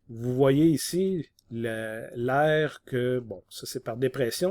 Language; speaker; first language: French; native; French